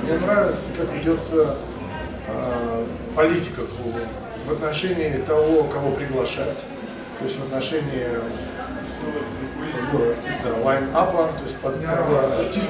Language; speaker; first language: Russian; native; Russian